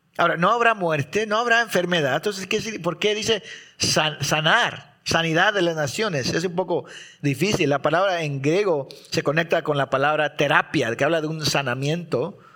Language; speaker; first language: Spanish; early bilingual, heritage; Spanish